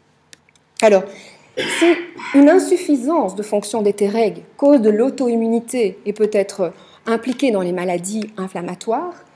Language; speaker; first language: French; native; French